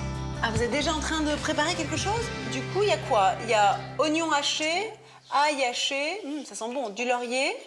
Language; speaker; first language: French; native; French